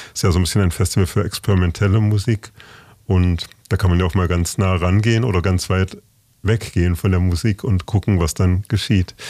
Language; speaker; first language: German; native; German